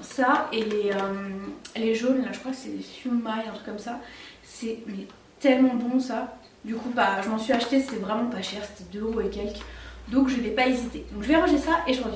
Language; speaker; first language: French; native; French